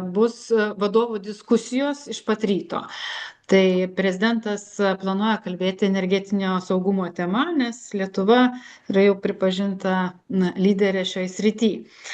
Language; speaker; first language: Lithuanian; native; Lithuanian